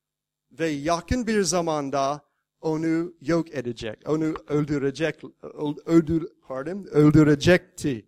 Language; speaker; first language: Turkish; non-native, fluent; English